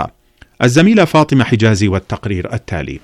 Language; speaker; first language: Arabic; native; Arabic